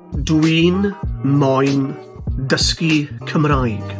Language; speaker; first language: Welsh; non-native, learner; English